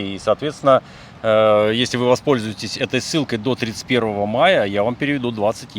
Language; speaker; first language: Russian; native; Russian